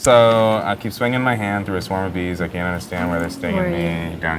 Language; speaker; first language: English; native; English